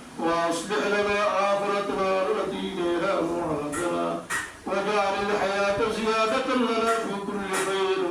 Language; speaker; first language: Arabic; non-native, learner; Bangla